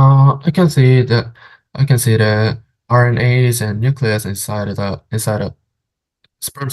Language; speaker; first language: English; non-native, learner; Korean